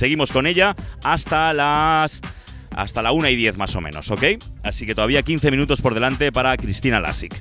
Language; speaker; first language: Spanish; native; Spanish